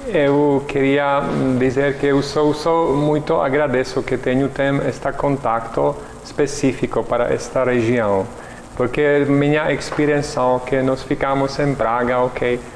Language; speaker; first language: Portuguese; non-native, learner; Czech